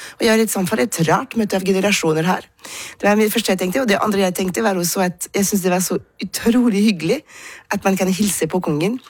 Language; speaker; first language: Norwegian; non-native, fluent; French